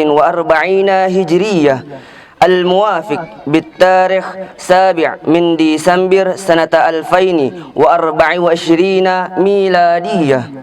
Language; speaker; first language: Arabic; non-native, learner; Indonesian